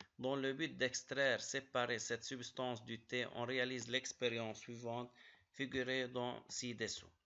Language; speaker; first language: French; non-native, local second language; Arabic